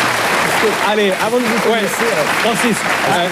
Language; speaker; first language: French; native; French